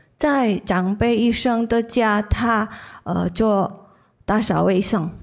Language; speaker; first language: Chinese; non-native, learner; Indonesian